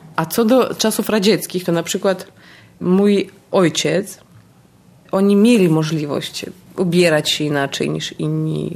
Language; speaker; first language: Polish; non-native, fluent; Russian